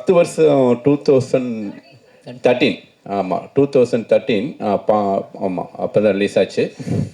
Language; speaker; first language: Tamil; native; Tamil